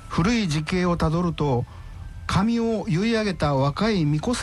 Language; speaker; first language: Japanese; native; Japanese